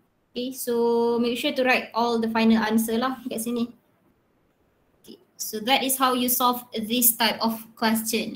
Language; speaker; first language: English; non-native, local second language; Malay